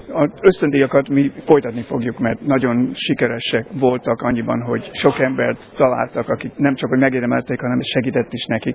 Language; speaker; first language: Hungarian; native; Hungarian